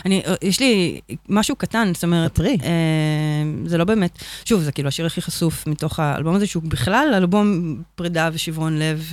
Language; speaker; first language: Hebrew; native; Hebrew